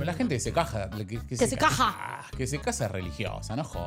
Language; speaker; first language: Spanish; native; Spanish